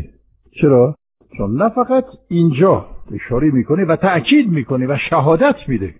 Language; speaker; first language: Persian; non-native, fluent; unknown